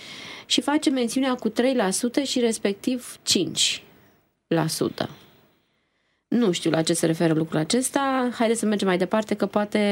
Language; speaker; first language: Romanian; native; Romanian